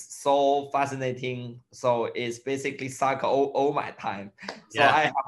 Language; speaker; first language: English; non-native, fluent; Chinese